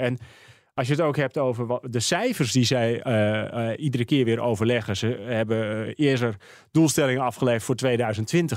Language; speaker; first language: Dutch; native; Dutch